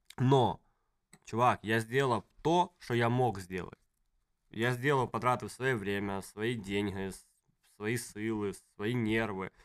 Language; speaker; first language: Russian; native; Russian